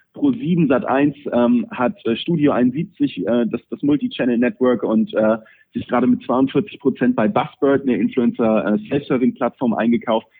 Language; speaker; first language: German; native; German